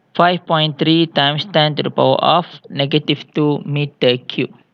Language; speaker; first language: English; non-native, local second language; Malay